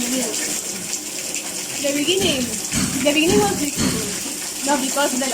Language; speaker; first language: English; non-native, learner; Spanish